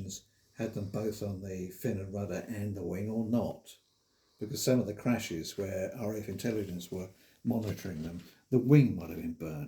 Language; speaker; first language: English; native; English